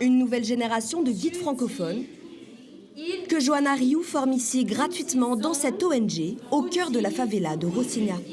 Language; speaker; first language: French; native; French